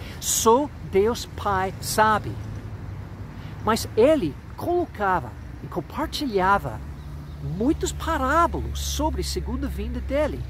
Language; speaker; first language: Portuguese; non-native, fluent; English